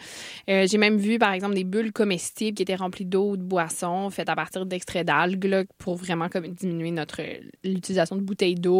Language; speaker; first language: French; native; French